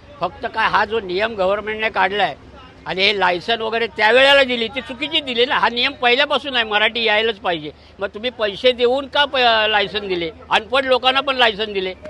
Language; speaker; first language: Marathi; native; Marathi